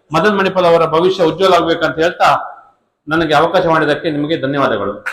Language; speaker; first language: Kannada; native; Kannada